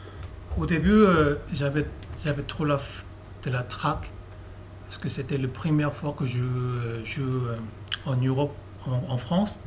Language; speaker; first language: French; non-native, learner; Korean